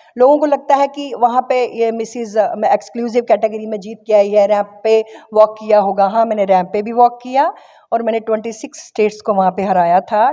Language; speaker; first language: Hindi; non-native, local second language; Kashmiri